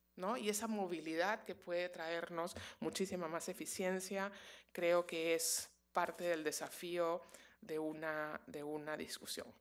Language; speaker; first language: Spanish; native; Spanish